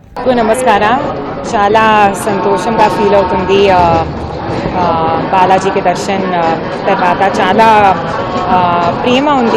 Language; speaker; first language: Telugu; non-native, learner; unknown